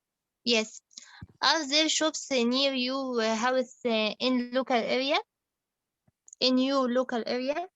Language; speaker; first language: English; non-native, learner; Arabic